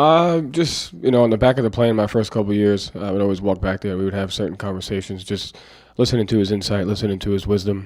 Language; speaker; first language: English; native; English